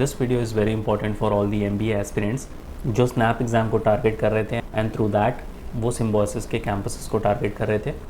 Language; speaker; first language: Hindi; native; Hindi